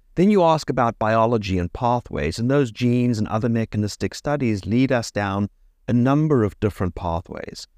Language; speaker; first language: English; native; English